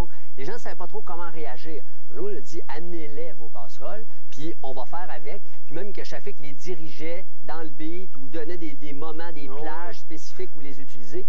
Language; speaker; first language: French; native; French